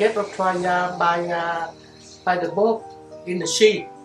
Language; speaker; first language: English; non-native, learner; Vietnamese